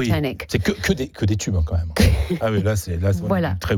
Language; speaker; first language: French; native; French